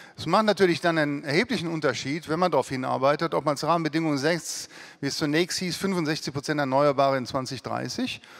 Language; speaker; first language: German; native; German